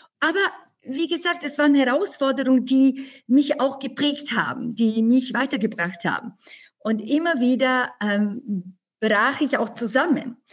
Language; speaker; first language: German; non-native, fluent; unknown